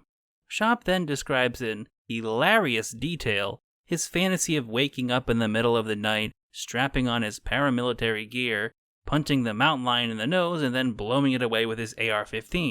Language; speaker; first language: English; native; English